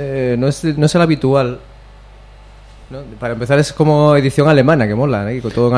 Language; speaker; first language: Spanish; native; Spanish